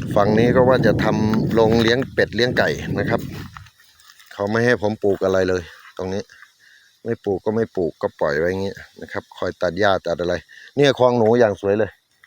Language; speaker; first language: Thai; non-native, local second language; Northeastern Thai